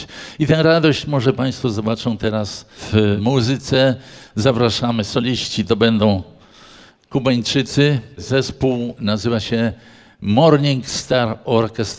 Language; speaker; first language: Polish; native; Polish